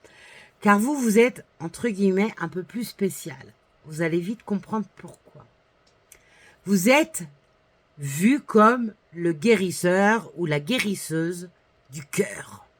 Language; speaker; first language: French; native; French